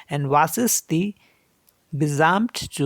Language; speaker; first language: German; non-native, fluent; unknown